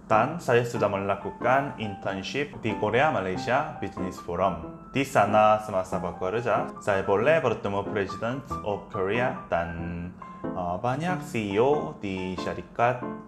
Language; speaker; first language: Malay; non-native, learner; Korean